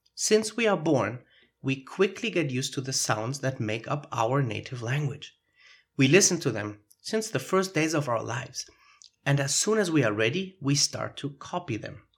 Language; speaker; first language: English; non-native, fluent; German